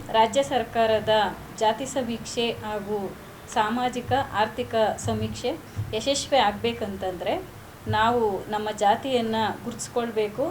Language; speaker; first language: Kannada; native; Kannada